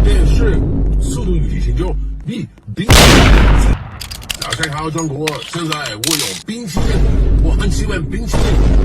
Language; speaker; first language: Chinese; non-native, learner; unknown